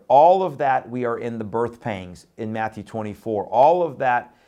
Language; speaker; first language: English; non-native, fluent; Persian